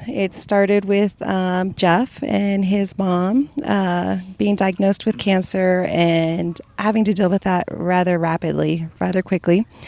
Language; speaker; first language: English; native; English